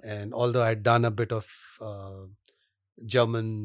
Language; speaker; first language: English; non-native, local second language; Hindi